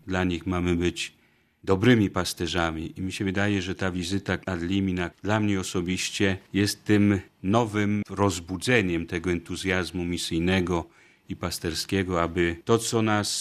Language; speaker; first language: Polish; native; Polish